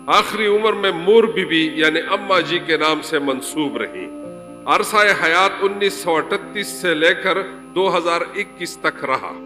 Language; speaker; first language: Urdu; non-native, local second language; Pashto